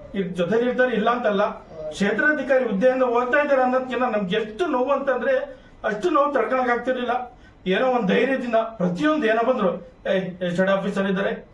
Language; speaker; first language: Kannada; native; Kannada